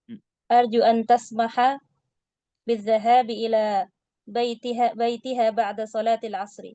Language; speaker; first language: Arabic; non-native, learner; Indonesian